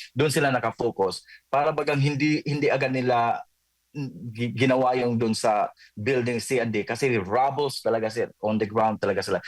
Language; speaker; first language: Filipino; non-native, local second language; Cebuano